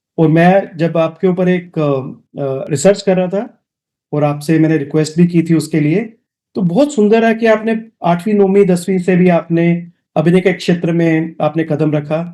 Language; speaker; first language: Hindi; non-native, local second language; Dogri